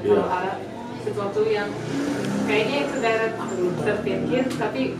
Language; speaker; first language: Indonesian; non-native, fluent; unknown